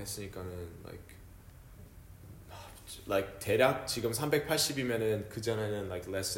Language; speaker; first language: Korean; early bilingual, heritage; Korean